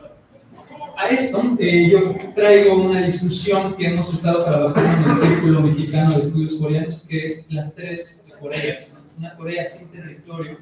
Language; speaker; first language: Spanish; native; Spanish